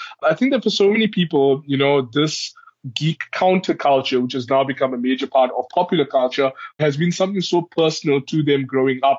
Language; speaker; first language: English; native; English